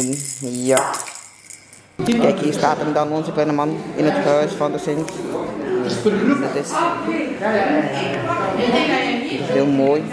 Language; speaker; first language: Dutch; native; Dutch